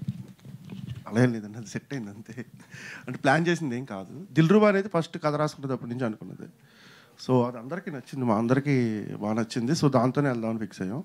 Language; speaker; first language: Telugu; native; Telugu